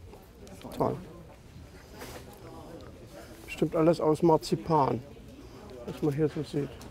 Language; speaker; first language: German; native; German